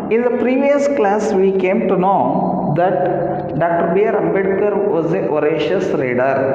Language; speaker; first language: English; non-native, local second language; Kannada